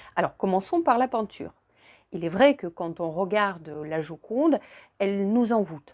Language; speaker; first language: French; non-native, fluent; Russian